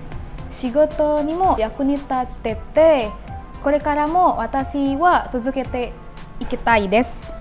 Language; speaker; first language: Japanese; non-native, fluent; Indonesian